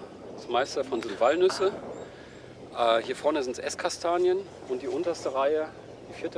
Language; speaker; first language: German; native; German